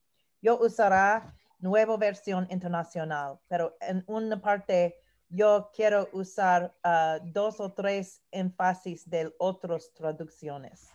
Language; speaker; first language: Spanish; non-native, learner; English